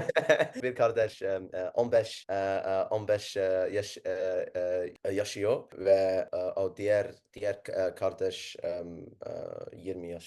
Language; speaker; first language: Turkish; non-native, learner; Arabic